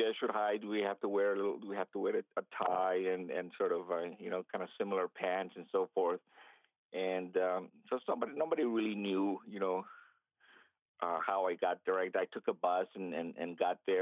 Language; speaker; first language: English; early bilingual, other home language; Spanish